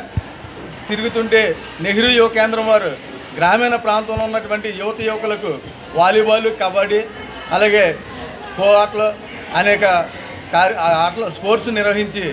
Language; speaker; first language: Telugu; native; Telugu